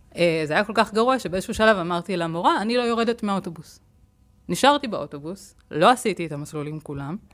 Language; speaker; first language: Hebrew; native; Hebrew